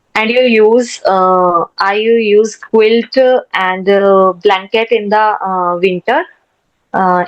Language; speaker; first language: English; non-native, learner; Hindi